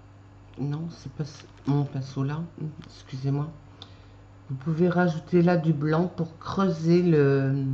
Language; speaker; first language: French; native; French